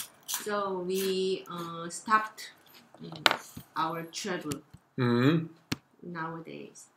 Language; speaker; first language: English; non-native, learner; Korean